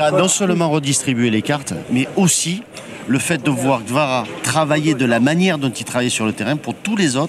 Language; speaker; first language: French; native; French